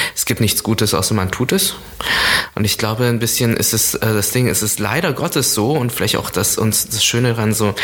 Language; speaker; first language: German; native; German